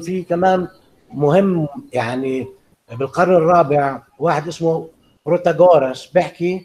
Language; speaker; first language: Arabic; native; Arabic